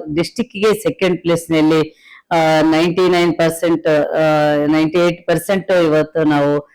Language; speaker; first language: Kannada; native; Kannada